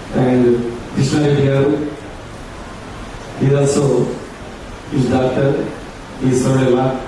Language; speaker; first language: English; non-native, local second language; Telugu